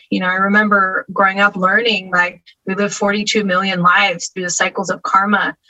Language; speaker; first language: English; native; English